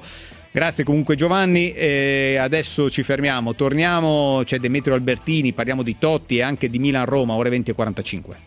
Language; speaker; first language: Italian; native; Italian